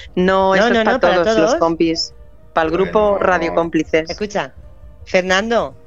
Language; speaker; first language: Spanish; native; Spanish